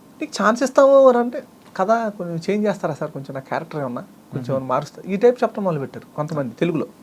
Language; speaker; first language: Telugu; native; Telugu